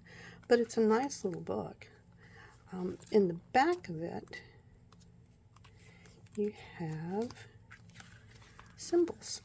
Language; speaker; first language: English; native; English